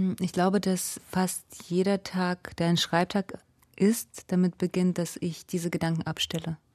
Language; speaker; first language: German; early bilingual, other home language; Russian